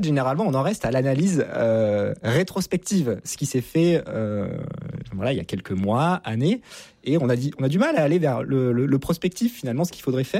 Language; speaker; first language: French; native; French